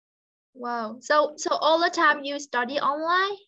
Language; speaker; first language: English; non-native, fluent; Vietnamese